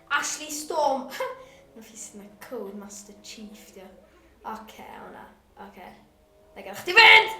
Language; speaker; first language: Welsh; native; Welsh